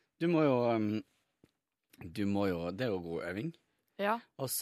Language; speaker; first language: Norwegian; native; Norwegian